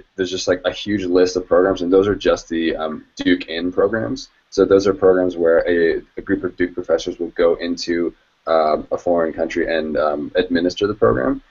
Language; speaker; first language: English; native; English